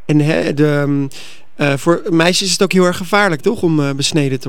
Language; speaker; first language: Dutch; native; Dutch